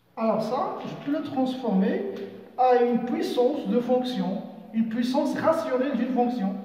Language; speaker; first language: French; non-native, local second language; Arabic